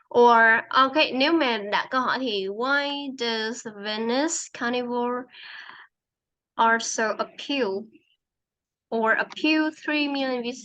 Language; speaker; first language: English; non-native, fluent; Vietnamese